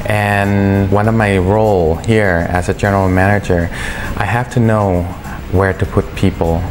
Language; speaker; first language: English; early bilingual, other home language; Thai